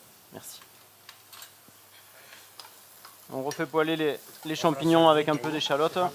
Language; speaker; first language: French; native; French